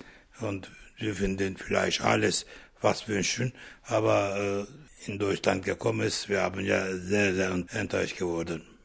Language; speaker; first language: German; non-native, learner; Turkish